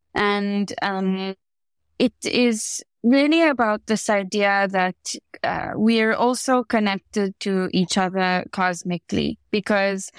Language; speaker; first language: English; native; English